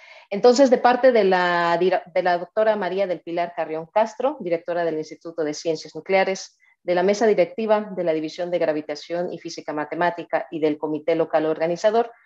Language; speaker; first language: Spanish; native; Spanish